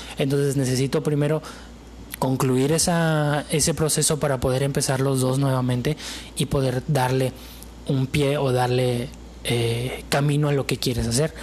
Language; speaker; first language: Spanish; native; Spanish